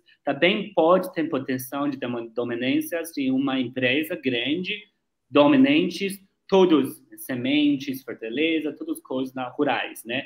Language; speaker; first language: Portuguese; non-native, learner; Chinese